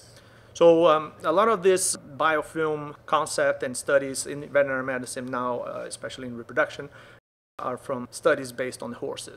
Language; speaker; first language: English; non-native, fluent; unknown